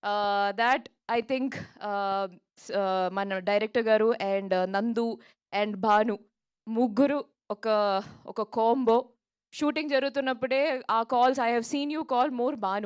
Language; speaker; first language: Telugu; non-native, local second language; Malayalam